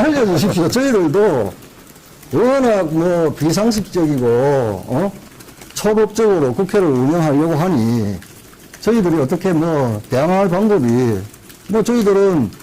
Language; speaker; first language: Korean; native; Korean